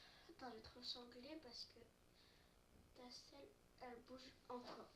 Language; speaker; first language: French; native; French